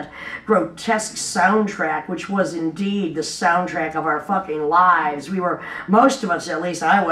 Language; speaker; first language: English; native; English